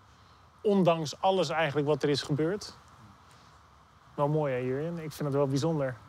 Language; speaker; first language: Dutch; native; Dutch